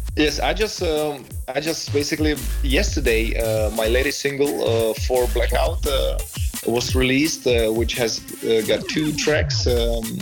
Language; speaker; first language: English; non-native, fluent; Czech